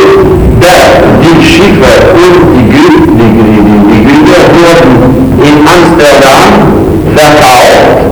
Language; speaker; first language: German; non-native, fluent; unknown